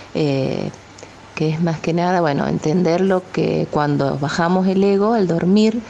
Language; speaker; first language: Spanish; native; Spanish